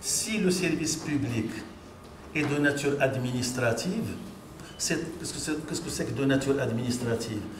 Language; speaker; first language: French; non-native, local second language; Arabic